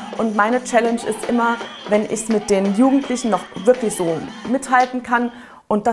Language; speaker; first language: German; native; German